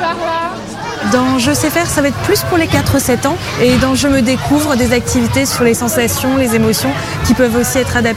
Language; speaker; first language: French; native; French